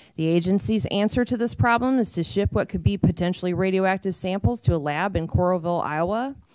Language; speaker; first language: English; native; English